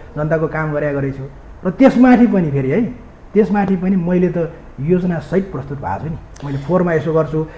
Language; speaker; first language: Nepali; non-native, local second language; Newari